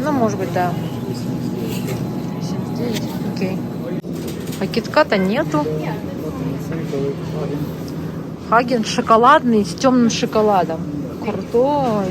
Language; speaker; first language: Russian; native; Russian